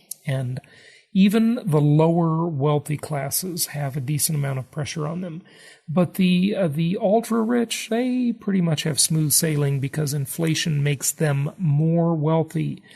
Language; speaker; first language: English; native; English